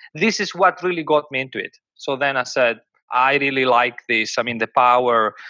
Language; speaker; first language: English; non-native, fluent; Greek